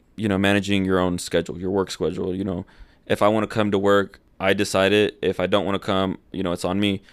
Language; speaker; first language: English; early bilingual, other home language; Spanish